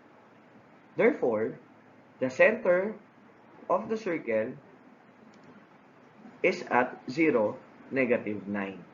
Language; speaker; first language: English; non-native, local second language; Filipino